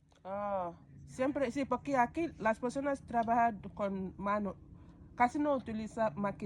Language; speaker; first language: Spanish; non-native, learner; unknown